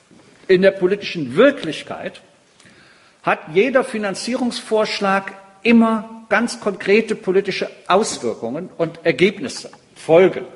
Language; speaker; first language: German; native; German